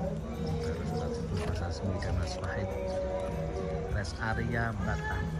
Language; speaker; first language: Indonesian; non-native, local second language; Javanese